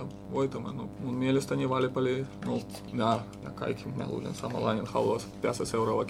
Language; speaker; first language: Finnish; non-native, learner; Russian